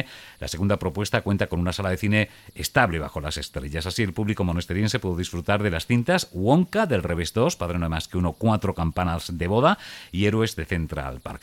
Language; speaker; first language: Spanish; native; Spanish